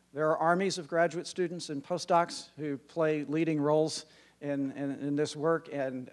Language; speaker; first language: English; native; English